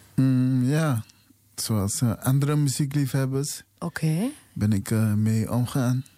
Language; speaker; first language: Dutch; native; Dutch